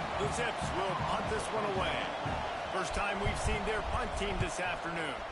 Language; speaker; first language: English; native; English